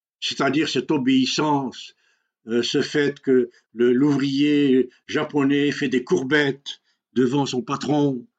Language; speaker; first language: French; non-native, local second language; Kabyle